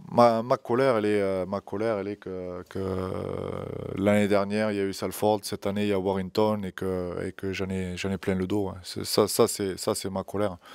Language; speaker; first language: French; native; French